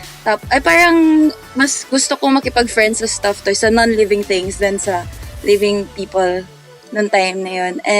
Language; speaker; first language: Filipino; non-native, local second language; Cebuano